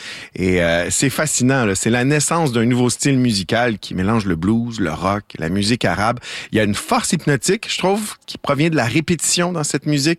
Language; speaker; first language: French; native; French